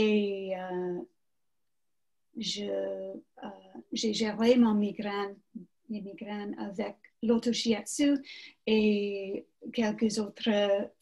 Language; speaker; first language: French; non-native, learner; English